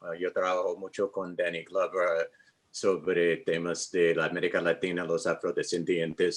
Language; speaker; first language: Spanish; non-native, fluent; English